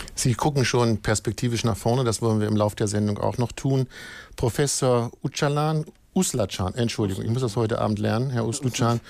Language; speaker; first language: German; native; German